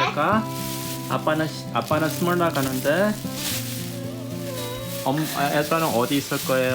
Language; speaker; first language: Korean; early bilingual, heritage; Korean